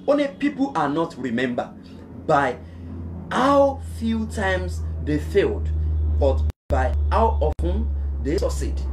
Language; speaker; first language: English; non-native, local second language; Yoruba